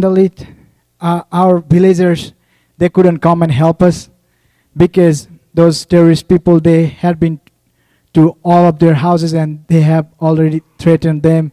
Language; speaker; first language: English; non-native, local second language; Nepali